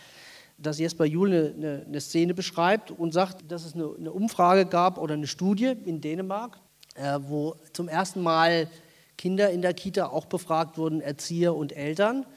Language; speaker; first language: German; native; German